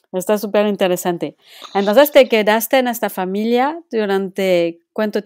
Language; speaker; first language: Spanish; non-native, local second language; French